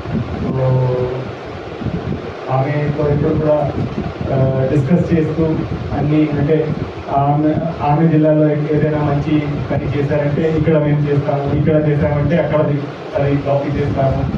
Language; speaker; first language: Telugu; native; Telugu